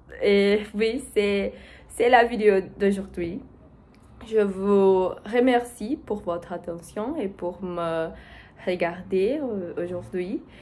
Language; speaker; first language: French; non-native, learner; Portuguese